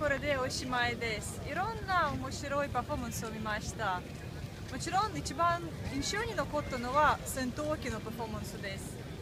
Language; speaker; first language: Japanese; non-native, fluent; Russian